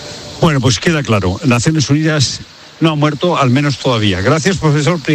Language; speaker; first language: Spanish; native; Spanish